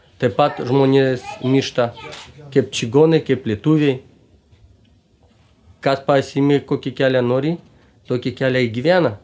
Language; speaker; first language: Lithuanian; non-native, local second language; Romany